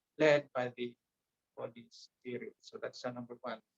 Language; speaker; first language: English; non-native, local second language; Filipino